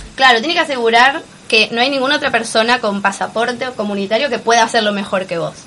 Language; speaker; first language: Spanish; native; Spanish